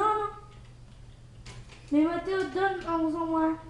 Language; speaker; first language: French; native; French